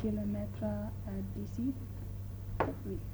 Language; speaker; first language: French; non-native, learner; English